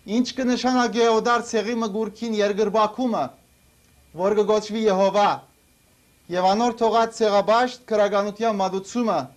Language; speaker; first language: Armenian; early bilingual, heritage; Armenian